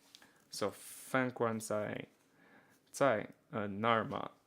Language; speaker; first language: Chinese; non-native, learner; English